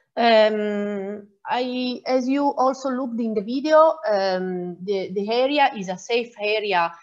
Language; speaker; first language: English; non-native, fluent; Italian